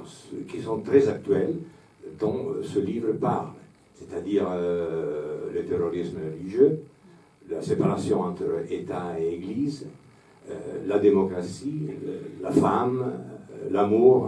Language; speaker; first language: French; non-native, fluent; Italian